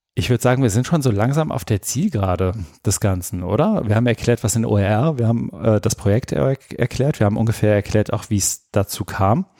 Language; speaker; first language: German; native; German